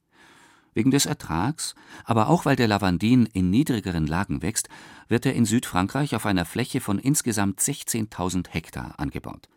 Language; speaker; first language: German; native; German